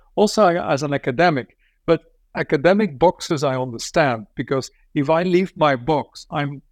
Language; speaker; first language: English; non-native, fluent; Dutch